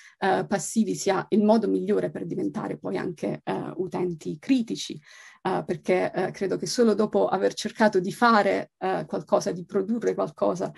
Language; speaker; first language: Italian; native; Italian